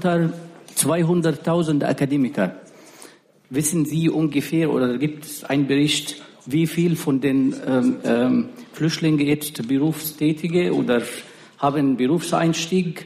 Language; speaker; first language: German; non-native, fluent; Arabic